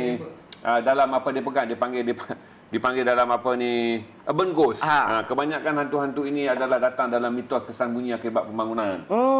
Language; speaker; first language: Malay; native; Malay